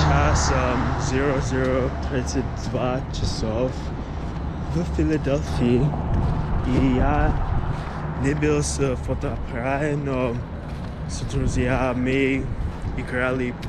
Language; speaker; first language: Russian; non-native, learner; English